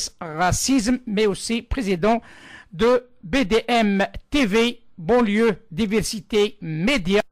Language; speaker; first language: French; non-native, local second language; Arabic